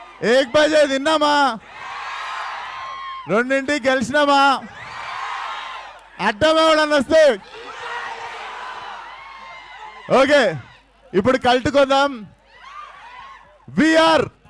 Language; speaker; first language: Telugu; native; Telugu